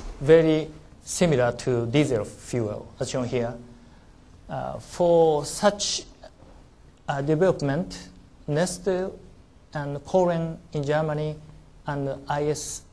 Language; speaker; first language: English; non-native, learner; Japanese